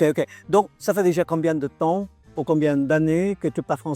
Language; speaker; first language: French; non-native, fluent; Filipino